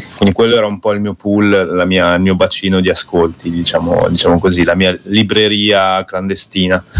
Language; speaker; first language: Italian; early bilingual, other home language; Russian